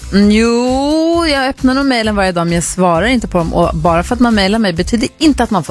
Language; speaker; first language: Swedish; native; Swedish